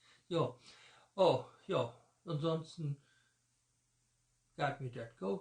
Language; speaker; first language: German; native; German